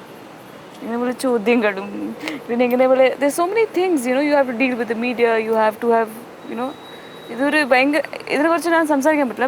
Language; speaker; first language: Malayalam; non-native, fluent; Tamil